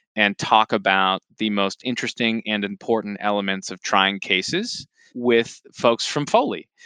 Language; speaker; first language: English; native; English